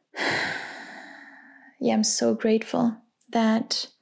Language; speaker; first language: English; non-native, fluent; German